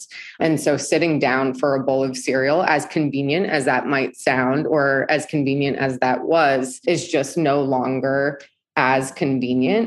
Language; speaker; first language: English; native; English